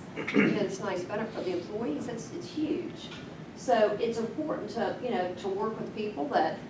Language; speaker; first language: English; native; English